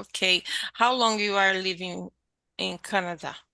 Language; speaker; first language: English; non-native, learner; Portuguese